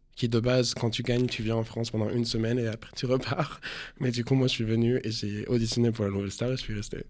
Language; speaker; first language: French; non-native, fluent; Spanish